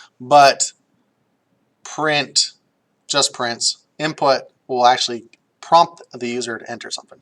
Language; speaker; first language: English; native; English